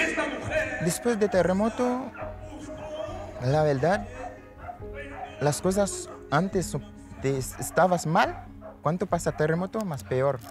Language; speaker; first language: Spanish; non-native, learner; Haitian Creole